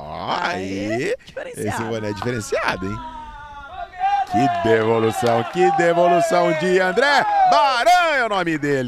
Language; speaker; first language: Portuguese; native; Portuguese